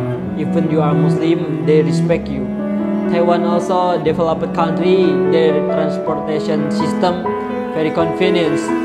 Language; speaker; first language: English; non-native, learner; Indonesian